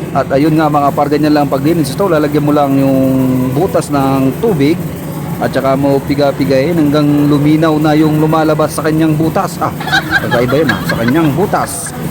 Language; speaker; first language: Filipino; non-native, local second language; Iloko